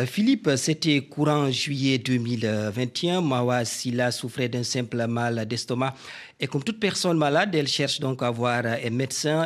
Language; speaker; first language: French; non-native, local second language; Fula